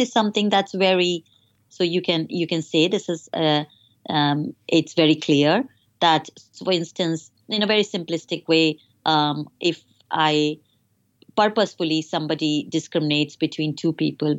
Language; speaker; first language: English; non-native, local second language; Hindi